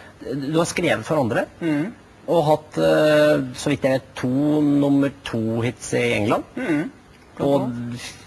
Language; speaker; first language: Norwegian; native; Norwegian